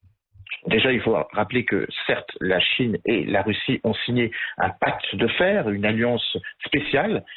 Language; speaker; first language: French; native; French